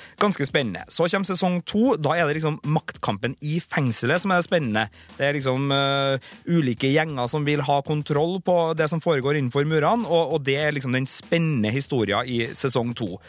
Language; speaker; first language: Norwegian; native; Norwegian